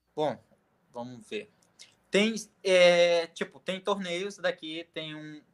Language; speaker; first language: Portuguese; native; Portuguese